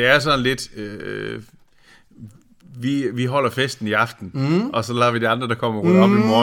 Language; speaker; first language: Danish; native; Danish